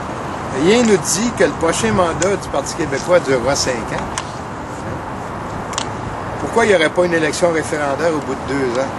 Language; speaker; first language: French; native; French